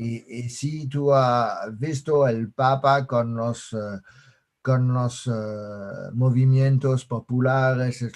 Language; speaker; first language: Spanish; non-native, fluent; French